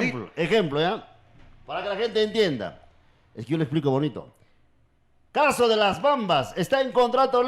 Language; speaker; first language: Spanish; native; Spanish